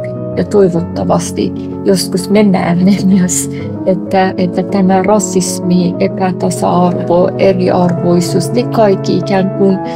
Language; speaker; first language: Finnish; non-native, fluent; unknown